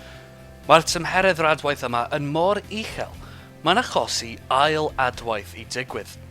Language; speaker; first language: Welsh; non-native, local second language; English